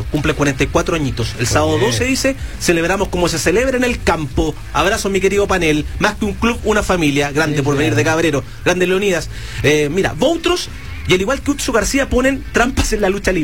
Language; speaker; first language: Spanish; native; Spanish